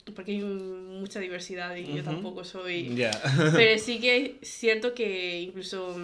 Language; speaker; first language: Spanish; early bilingual, other home language; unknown